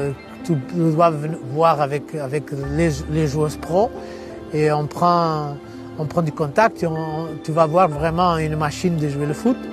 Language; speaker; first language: French; non-native, fluent; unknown